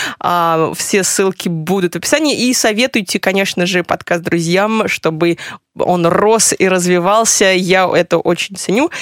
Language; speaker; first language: Russian; native; Russian